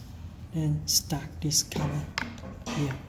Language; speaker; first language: English; non-native, learner; Chinese